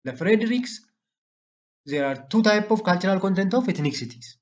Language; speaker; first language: English; non-native, local second language; Amharic